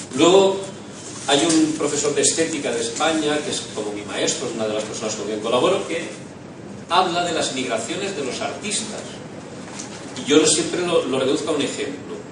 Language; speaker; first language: Spanish; non-native, local second language; Catalan